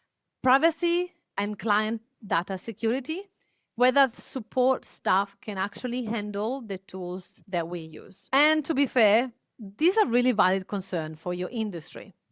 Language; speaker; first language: English; non-native, fluent; Italian